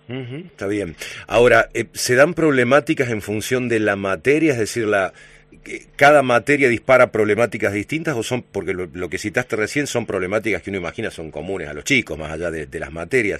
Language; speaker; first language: Spanish; native; Spanish